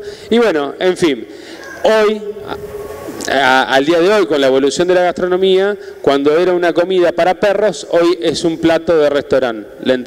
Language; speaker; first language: Spanish; native; Spanish